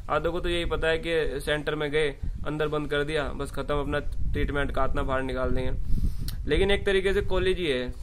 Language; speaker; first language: Hindi; native; Hindi